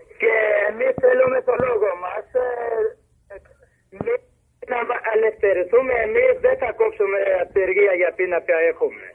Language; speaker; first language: Greek; non-native, learner; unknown